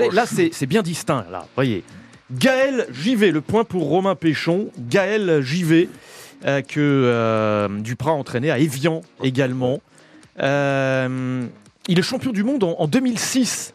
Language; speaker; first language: French; native; French